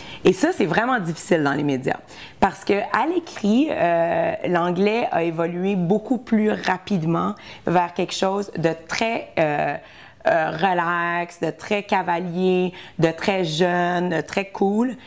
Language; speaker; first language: French; early bilingual, heritage; French